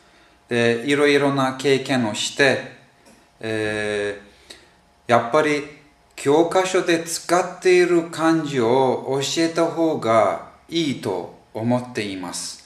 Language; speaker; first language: Japanese; non-native, fluent; Turkish